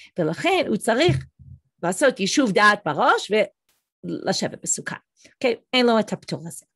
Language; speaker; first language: Hebrew; non-native, fluent; English